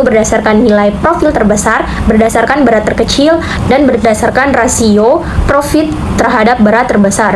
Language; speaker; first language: Indonesian; native; Indonesian